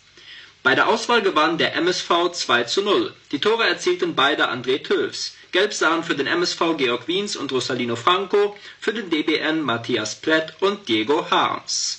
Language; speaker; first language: German; native; German